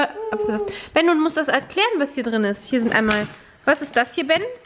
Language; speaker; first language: German; native; German